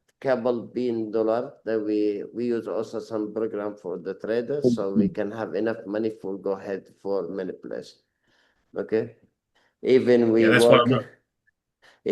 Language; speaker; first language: English; non-native, learner; Arabic